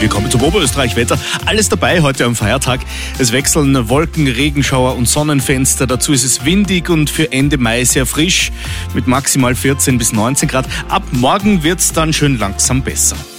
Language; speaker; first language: German; native; German